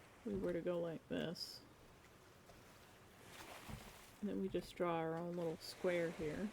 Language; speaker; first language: English; native; English